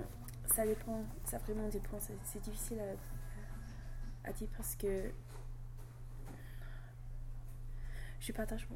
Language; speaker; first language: French; non-native, learner; English